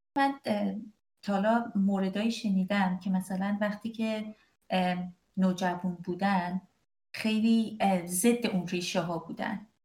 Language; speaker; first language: Persian; native; Persian